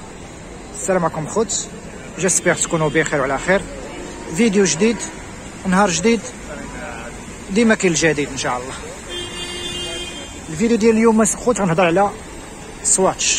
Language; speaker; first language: Arabic; native; Arabic